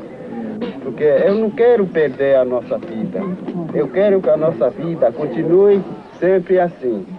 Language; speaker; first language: Portuguese; non-native, local second language; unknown